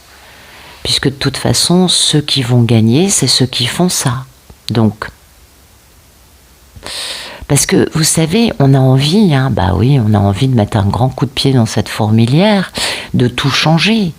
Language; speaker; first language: French; native; French